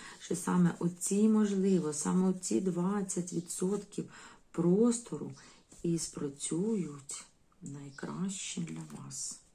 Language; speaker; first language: Ukrainian; non-native, local second language; Russian